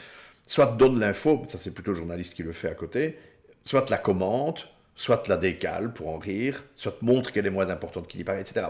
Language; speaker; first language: French; native; French